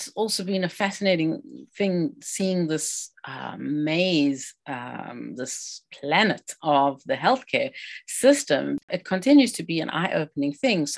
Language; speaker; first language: English; native; English